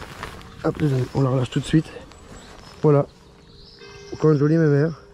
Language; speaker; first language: French; native; French